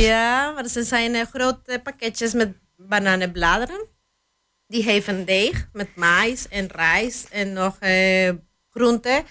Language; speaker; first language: Dutch; non-native, fluent; Spanish